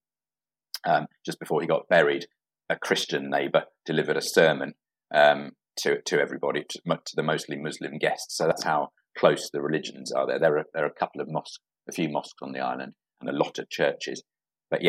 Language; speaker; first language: English; native; English